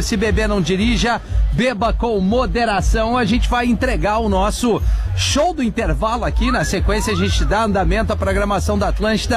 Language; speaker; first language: Portuguese; native; Portuguese